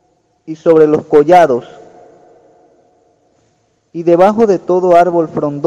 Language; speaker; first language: Spanish; native; Spanish